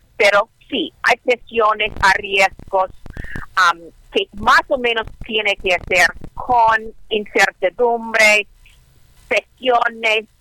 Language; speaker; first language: Spanish; non-native, learner; English